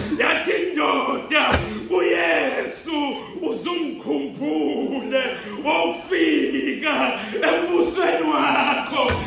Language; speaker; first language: Zulu; non-native, local second language; Xhosa